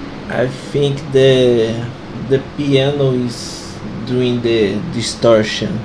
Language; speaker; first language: English; non-native, fluent; Portuguese